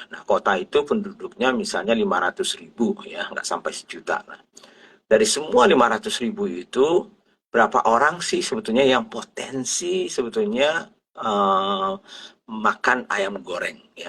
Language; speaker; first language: Indonesian; native; Indonesian